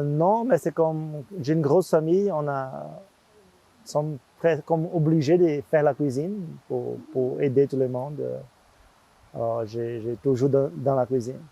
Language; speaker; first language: French; non-native, fluent; Portuguese